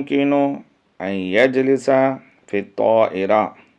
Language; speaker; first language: Arabic; non-native, fluent; Urdu